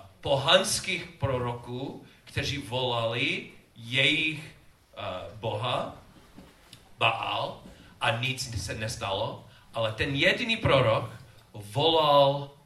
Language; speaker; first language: Czech; non-native, learner; English